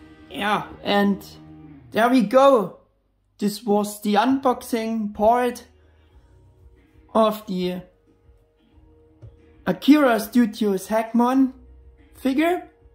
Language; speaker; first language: English; non-native, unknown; German